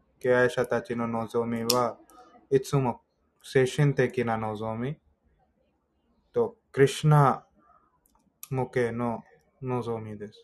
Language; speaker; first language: Japanese; non-native, fluent; Hindi